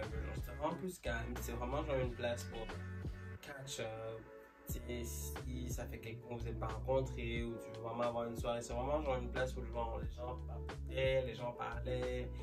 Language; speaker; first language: French; native; French